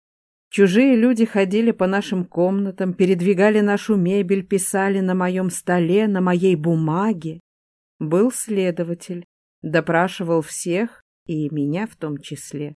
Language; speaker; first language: Russian; native; Russian